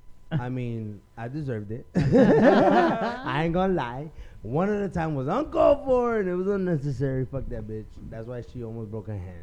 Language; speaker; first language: English; early bilingual, other home language; Spanish